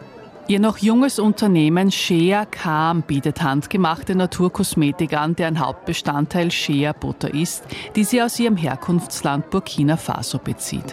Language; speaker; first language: German; native; German